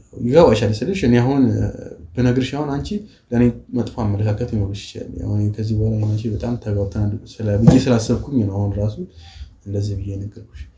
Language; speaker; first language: Amharic; native; Amharic